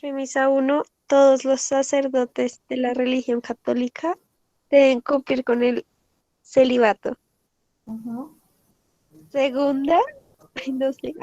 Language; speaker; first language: Spanish; native; Spanish